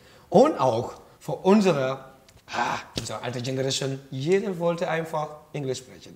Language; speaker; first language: German; non-native, learner; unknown